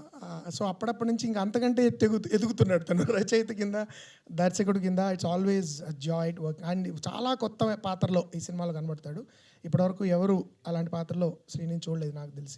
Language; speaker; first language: Telugu; native; Telugu